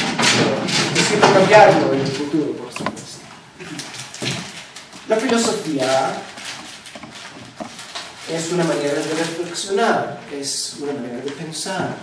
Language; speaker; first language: Spanish; non-native, fluent; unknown